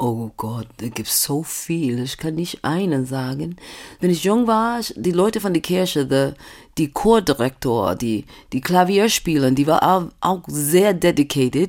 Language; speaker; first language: German; non-native, fluent; English